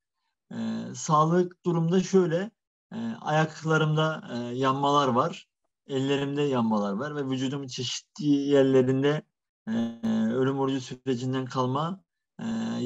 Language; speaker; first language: Turkish; native; Turkish